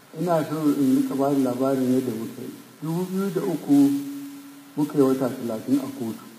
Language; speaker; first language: Hausa; non-native, local second language; Fula